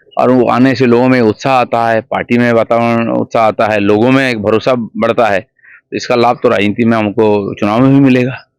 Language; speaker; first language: Hindi; non-native, local second language; Bangla